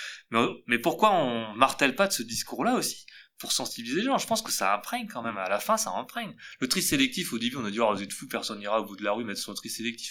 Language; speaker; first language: French; native; French